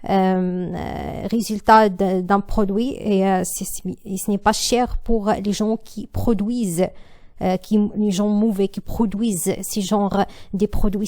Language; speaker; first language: French; non-native, learner; Arabic